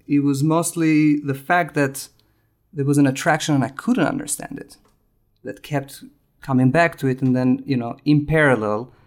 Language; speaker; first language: English; non-native, fluent; Albanian